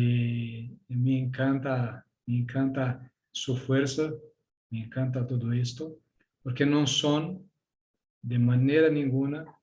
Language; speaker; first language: Spanish; non-native, learner; Portuguese